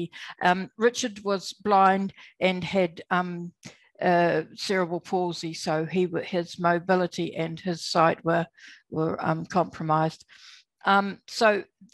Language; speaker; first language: English; native; English